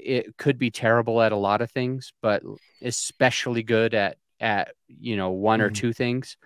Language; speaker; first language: English; native; English